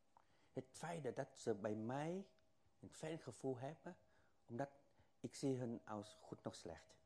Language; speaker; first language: Dutch; non-native, fluent; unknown